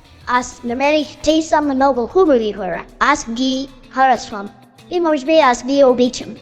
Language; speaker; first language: Bulgarian; non-native, learner; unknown